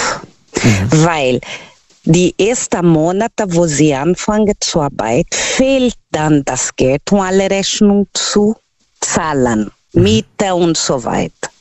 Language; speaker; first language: German; non-native, fluent; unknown